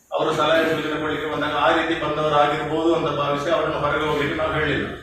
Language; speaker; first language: Kannada; non-native, local second language; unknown